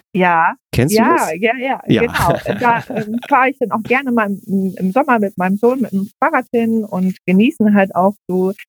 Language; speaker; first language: German; native; German